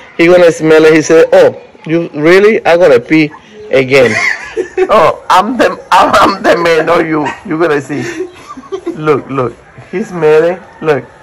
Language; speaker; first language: English; non-native, learner; Spanish